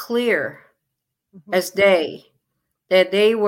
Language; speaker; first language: English; non-native, local second language; Filipino